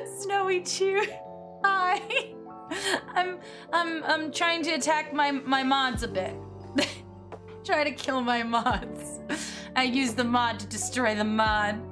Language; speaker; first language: English; native; English